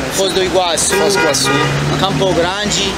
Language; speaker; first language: Portuguese; non-native, learner; Spanish